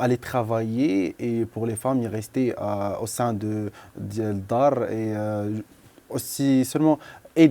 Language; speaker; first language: French; non-native, local second language; Arabic